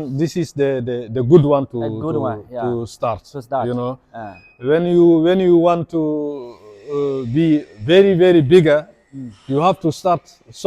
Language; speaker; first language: English; non-native, learner; French